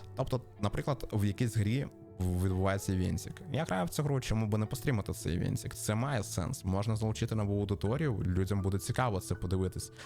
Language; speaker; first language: Ukrainian; native; Ukrainian